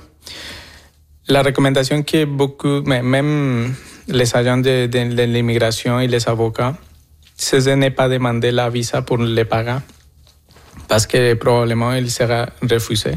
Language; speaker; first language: French; non-native, fluent; Spanish